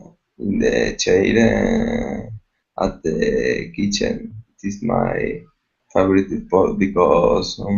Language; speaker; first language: English; non-native, learner; Spanish